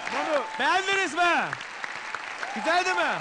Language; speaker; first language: Turkish; non-native, learner; Spanish